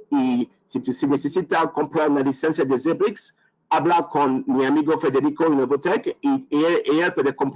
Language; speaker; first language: Spanish; non-native, learner; French